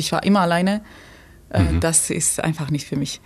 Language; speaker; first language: German; non-native, fluent; Spanish